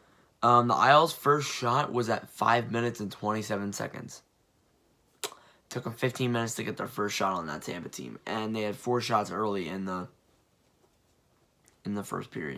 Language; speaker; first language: English; native; English